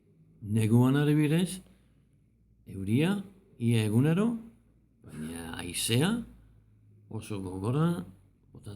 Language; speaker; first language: Basque; non-native, learner; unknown